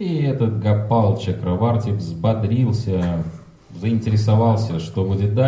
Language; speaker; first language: Russian; native; Russian